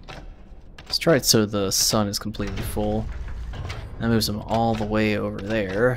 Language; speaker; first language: English; native; English